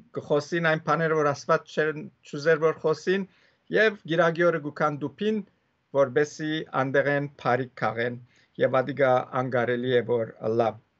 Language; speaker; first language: Armenian; early bilingual, heritage; Armenian